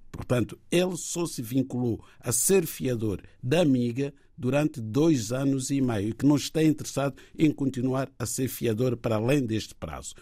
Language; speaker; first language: Portuguese; native; Portuguese